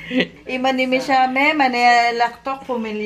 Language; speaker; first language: Hebrew; non-native, learner; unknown